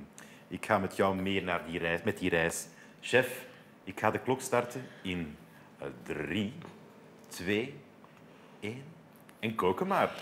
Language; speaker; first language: Dutch; native; Dutch